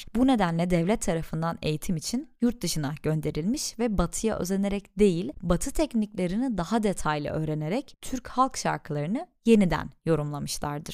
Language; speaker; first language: Turkish; native; Turkish